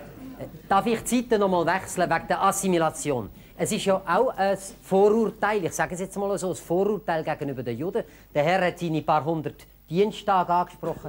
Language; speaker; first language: German; native; German